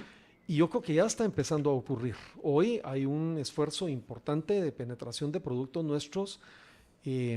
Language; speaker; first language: Spanish; native; Spanish